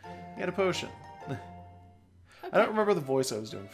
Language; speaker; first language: English; native; English